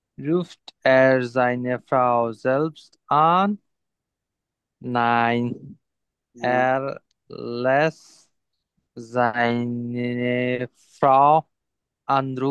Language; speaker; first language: German; non-native, learner; Bangla